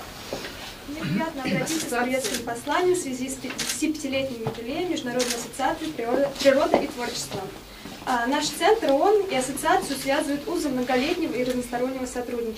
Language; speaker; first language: Russian; native; Russian